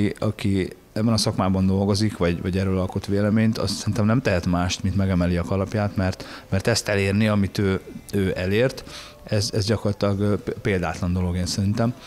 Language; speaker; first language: Hungarian; native; Hungarian